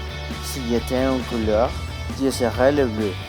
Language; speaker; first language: French; non-native, learner; Spanish